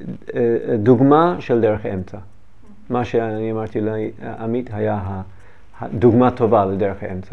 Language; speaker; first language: Hebrew; non-native, learner; English